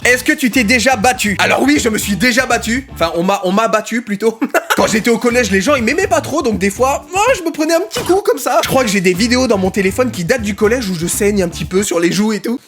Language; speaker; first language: French; native; French